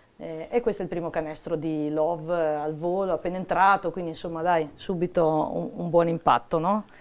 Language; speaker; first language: Italian; native; Italian